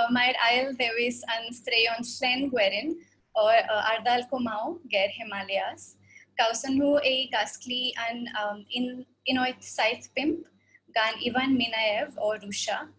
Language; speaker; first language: Welsh; non-native, fluent; Hindi